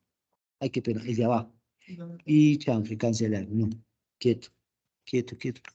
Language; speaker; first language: Spanish; native; Spanish